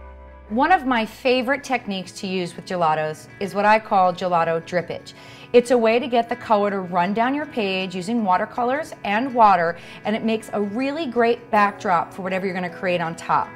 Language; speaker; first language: English; native; English